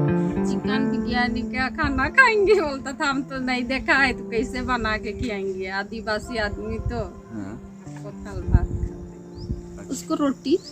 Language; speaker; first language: Hindi; non-native, local second language; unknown